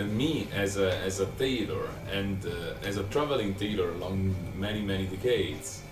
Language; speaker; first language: English; non-native, fluent; Italian